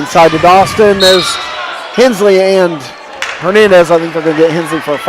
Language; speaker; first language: English; native; English